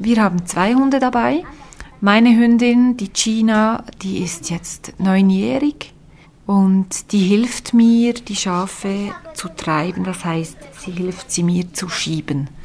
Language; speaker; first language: German; native; German